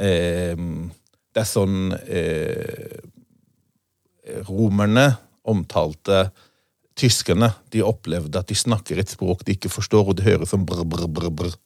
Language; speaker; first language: Norwegian; non-native, fluent; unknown